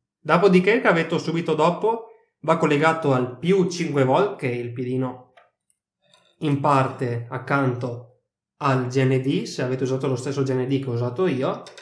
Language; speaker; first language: Italian; native; Italian